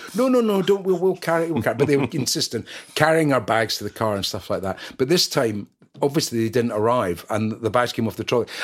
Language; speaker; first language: English; native; English